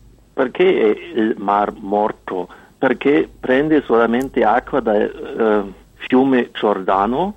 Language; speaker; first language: Italian; non-native, fluent; German